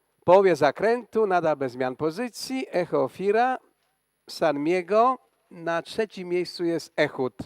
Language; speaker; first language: Polish; native; Polish